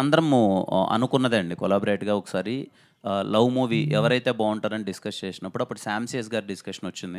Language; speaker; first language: Telugu; native; Telugu